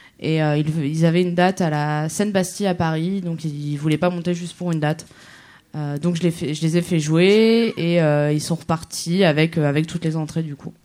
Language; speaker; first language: French; native; French